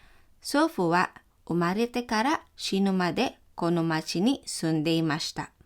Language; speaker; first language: Japanese; non-native, fluent; Filipino